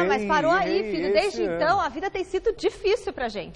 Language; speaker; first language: Portuguese; native; Portuguese